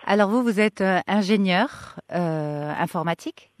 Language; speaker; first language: French; non-native, local second language; Arabic